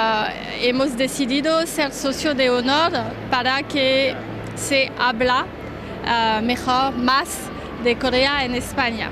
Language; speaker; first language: Spanish; non-native, fluent; Korean